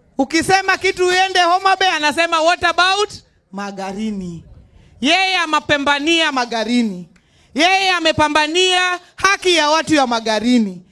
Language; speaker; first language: Swahili; non-native, local second language; Luo (Kenya and Tanzania)